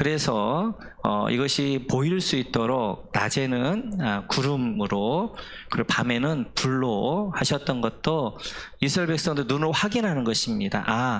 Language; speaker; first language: Korean; native; Korean